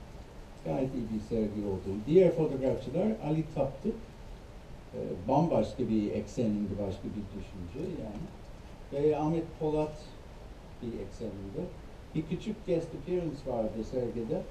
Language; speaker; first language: Turkish; non-native, fluent; English